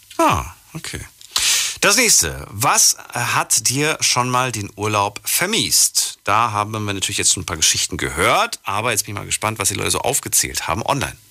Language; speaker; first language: German; native; German